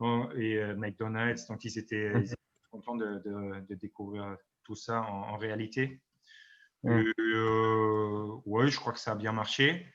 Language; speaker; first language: French; non-native, fluent; German